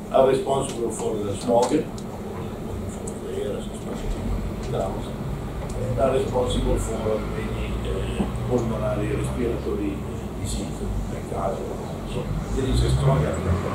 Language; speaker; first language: English; non-native, learner; Italian